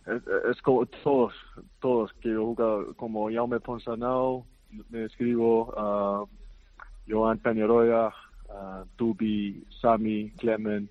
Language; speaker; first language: Spanish; non-native, fluent; Icelandic